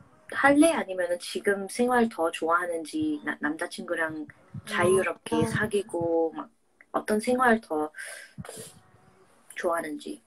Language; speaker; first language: Korean; non-native, fluent; English